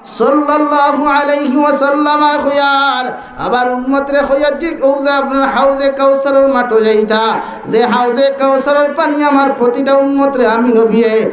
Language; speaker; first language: Bangla; native; Bangla